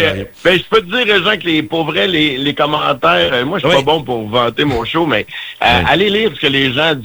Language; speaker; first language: French; native; French